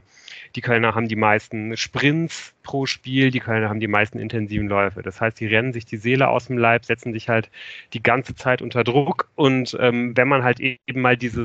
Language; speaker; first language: German; native; German